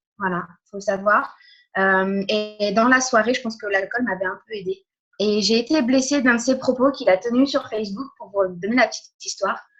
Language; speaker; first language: French; early bilingual, other home language; Portuguese